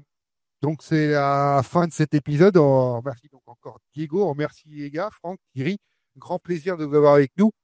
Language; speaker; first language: French; native; French